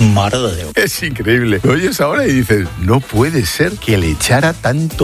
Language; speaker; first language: Spanish; native; Spanish